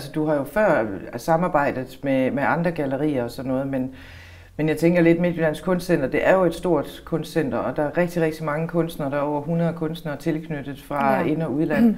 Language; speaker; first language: Danish; native; Danish